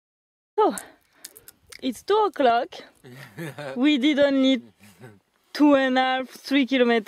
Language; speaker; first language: English; non-native, learner; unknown